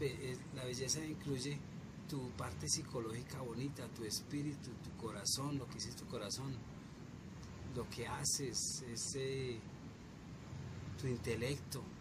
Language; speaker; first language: Spanish; native; Spanish